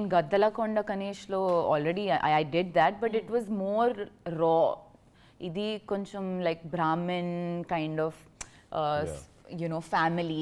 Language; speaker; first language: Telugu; non-native, learner; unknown